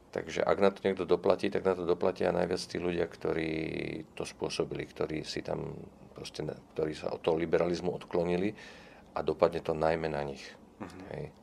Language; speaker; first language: Slovak; non-native, local second language; Czech